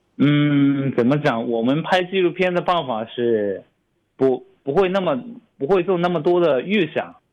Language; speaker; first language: Chinese; non-native, fluent; Japanese